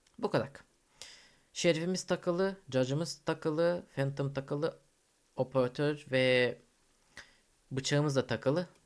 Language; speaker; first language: Turkish; early bilingual, heritage; Turkish